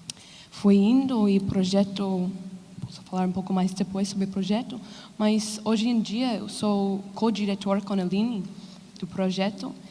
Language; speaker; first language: Portuguese; non-native, fluent; English